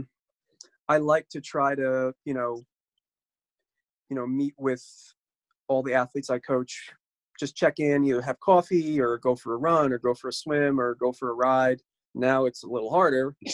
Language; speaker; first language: English; native; English